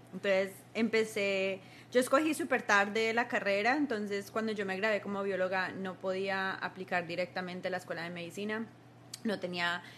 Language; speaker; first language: Spanish; early bilingual, heritage; Spanish